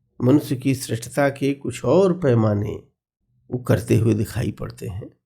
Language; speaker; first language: Hindi; non-native, local second language; Bhojpuri